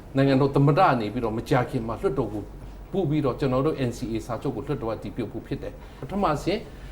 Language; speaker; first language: Burmese; non-native, local second language; Hakha Chin